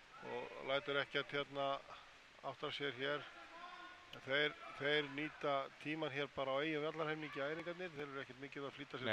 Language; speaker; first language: Icelandic; native; Icelandic